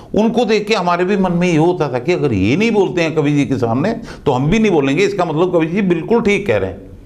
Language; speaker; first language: Hindi; non-native, local second language; Dogri